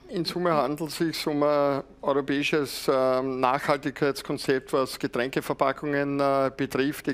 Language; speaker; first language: German; native; German